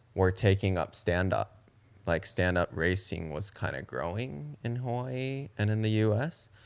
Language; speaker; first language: English; early bilingual, other home language; Japanese